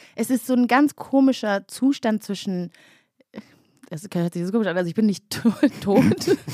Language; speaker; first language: German; early bilingual, other home language; Kinyarwanda